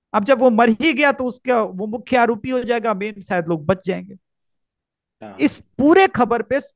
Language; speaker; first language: Hindi; native; Hindi